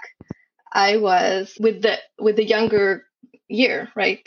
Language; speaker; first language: English; non-native, fluent; Hebrew